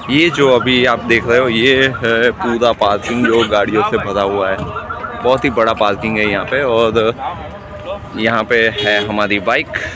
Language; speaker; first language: Hindi; non-native, local second language; Gujarati